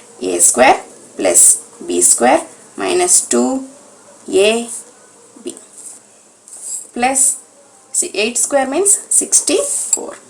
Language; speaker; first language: English; non-native, local second language; Telugu